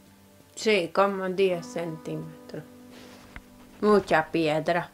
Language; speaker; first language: Spanish; non-native, fluent; Hungarian